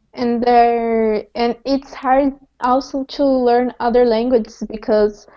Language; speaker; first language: English; non-native, fluent; Portuguese